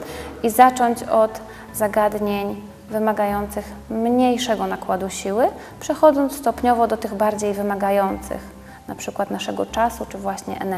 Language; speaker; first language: Polish; native; Polish